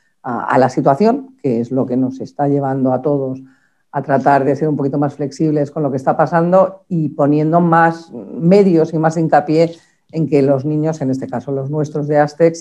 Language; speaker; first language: Spanish; native; Spanish